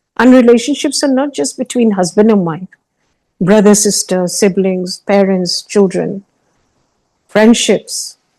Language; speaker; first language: Hindi; early bilingual, heritage; Hindi